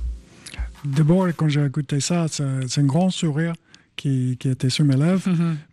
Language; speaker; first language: French; non-native, fluent; English